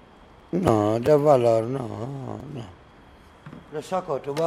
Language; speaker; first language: Spanish; non-native, learner; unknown